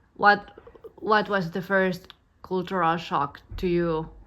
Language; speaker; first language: English; non-native, fluent; Finnish